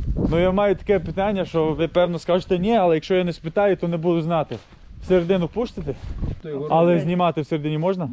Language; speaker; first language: Ukrainian; early bilingual, other home language; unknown